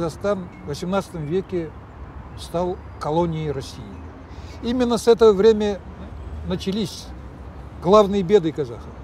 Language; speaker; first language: Russian; native; Russian